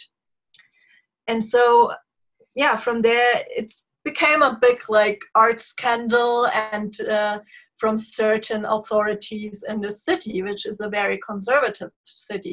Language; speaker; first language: English; non-native, fluent; German